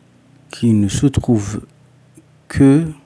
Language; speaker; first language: French; non-native, learner; Arabic